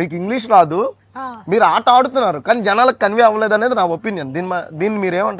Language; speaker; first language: Telugu; native; Telugu